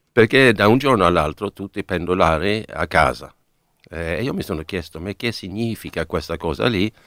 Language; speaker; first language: Italian; non-native, fluent; Swedish